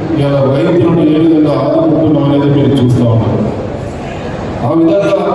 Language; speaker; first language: Telugu; native; Telugu